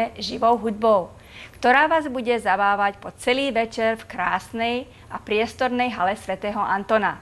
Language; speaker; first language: Slovak; native; Slovak